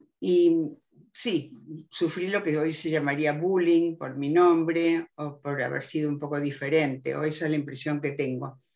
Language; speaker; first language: Spanish; early bilingual, other home language; German